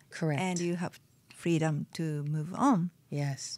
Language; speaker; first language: English; non-native, fluent; Japanese